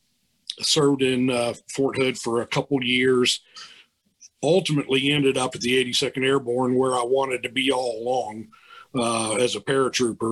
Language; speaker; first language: English; native; English